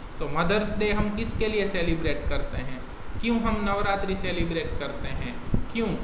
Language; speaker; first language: Hindi; non-native, local second language; Gujarati